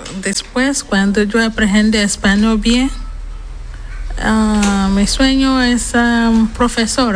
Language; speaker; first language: Spanish; non-native, learner; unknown